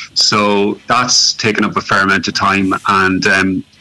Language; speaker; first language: English; native; English